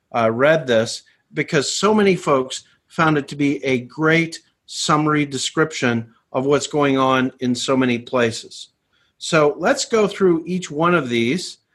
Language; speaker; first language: English; native; English